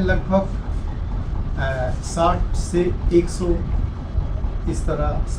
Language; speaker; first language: Hindi; non-native, local second language; Bangla